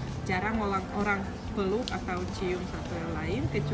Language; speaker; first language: Indonesian; non-native, fluent; Russian